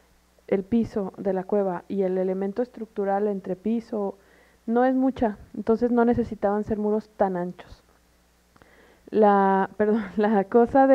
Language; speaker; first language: Spanish; native; Spanish